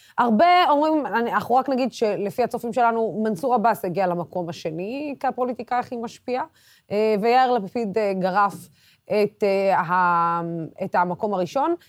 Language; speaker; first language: Hebrew; non-native, local second language; Arabic